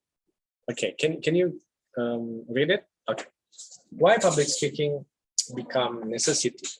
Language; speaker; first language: English; non-native, fluent; Indonesian